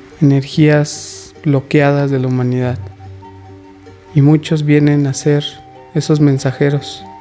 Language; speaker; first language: Spanish; native; Spanish